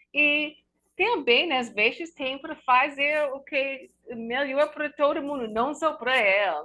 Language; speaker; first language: Portuguese; non-native, learner; English